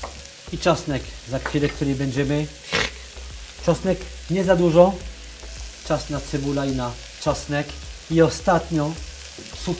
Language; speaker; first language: Polish; non-native, learner; French